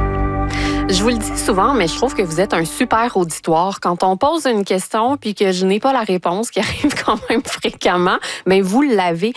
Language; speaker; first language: French; native; French